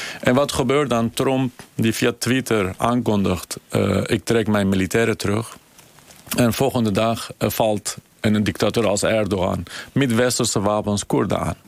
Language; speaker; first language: Dutch; non-native, fluent; Kurdish